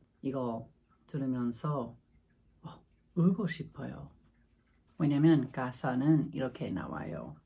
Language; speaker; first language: Korean; non-native, learner; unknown